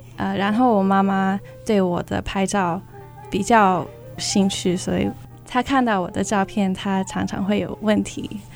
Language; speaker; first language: Chinese; early bilingual, heritage; Chinese